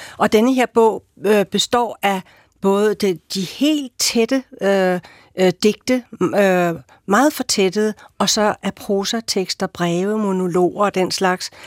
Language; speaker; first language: Danish; native; Danish